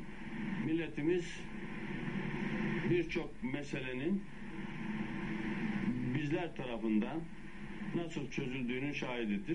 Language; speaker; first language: Turkish; native; Turkish